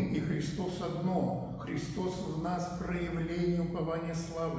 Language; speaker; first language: Russian; native; Russian